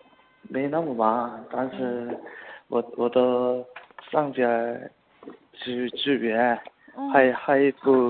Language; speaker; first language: Chinese; non-native, learner; Korean